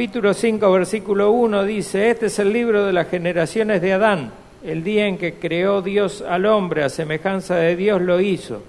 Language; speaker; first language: Spanish; native; Spanish